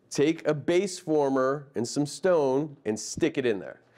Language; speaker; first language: English; native; English